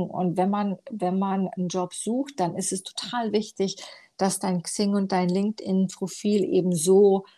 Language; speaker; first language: German; early bilingual, other home language; Romanian